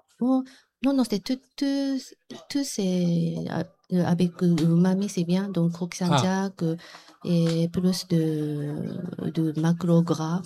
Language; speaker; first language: French; non-native, learner; Japanese